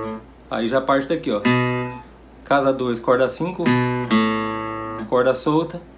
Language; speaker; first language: Portuguese; native; Portuguese